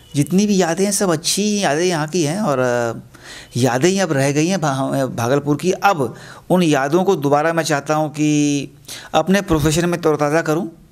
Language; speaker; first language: Hindi; native; Hindi